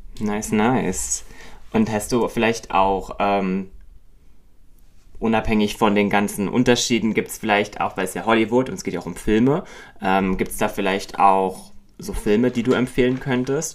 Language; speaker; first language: German; native; German